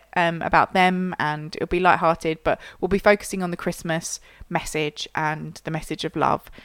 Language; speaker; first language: English; native; English